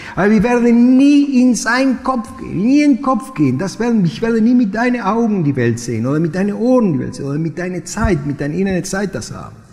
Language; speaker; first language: German; non-native, fluent; Spanish